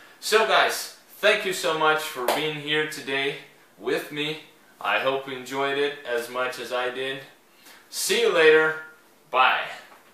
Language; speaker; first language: English; non-native, fluent; Portuguese